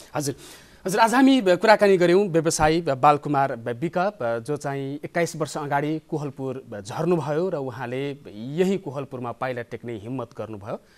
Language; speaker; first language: Nepali; native; Nepali